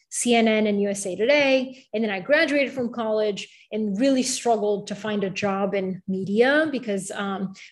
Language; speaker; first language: English; early bilingual, other home language; Bulgarian